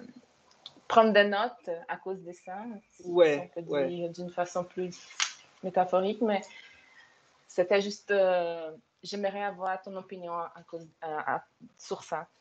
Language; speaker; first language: French; non-native, fluent; Portuguese